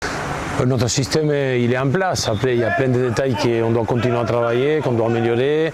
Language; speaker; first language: French; non-native, fluent; Spanish